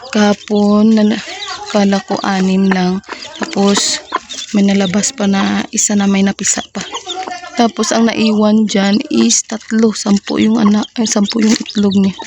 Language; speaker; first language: Filipino; non-native, local second language; Cebuano